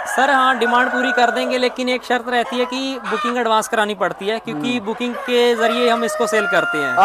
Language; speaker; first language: Hindi; native; Hindi